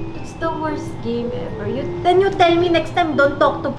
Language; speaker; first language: English; non-native, local second language; Filipino